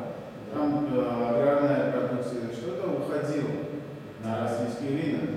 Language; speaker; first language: Russian; non-native, fluent; Georgian